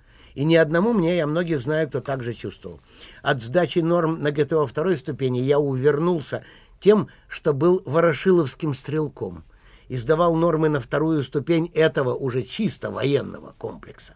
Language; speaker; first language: Russian; native; Russian